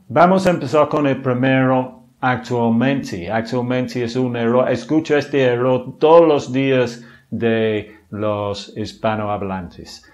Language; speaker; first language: Spanish; non-native, fluent; English